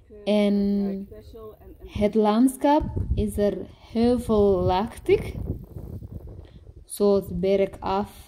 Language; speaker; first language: Dutch; non-native, learner; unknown